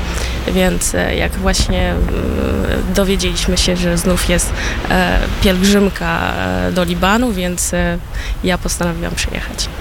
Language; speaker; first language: Polish; early bilingual, heritage; Polish